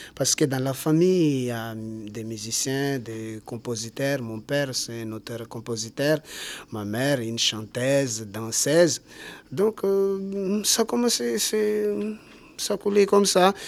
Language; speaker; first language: French; non-native, local second language; Malagasy